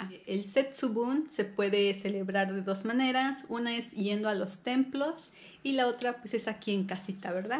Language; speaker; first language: Spanish; native; Spanish